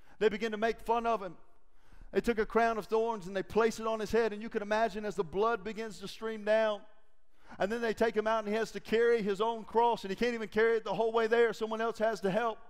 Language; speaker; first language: English; native; English